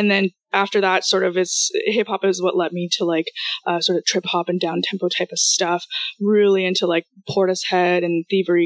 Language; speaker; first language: English; non-native, fluent; Russian